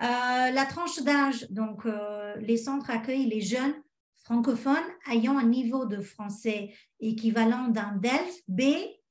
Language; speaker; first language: French; native; French